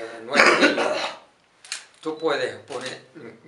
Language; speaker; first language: Spanish; non-native, learner; Arabic